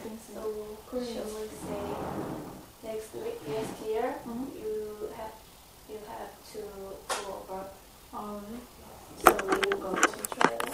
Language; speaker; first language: English; non-native, learner; Korean